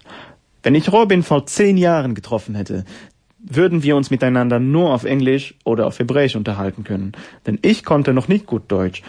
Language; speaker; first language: German; non-native, fluent; Hebrew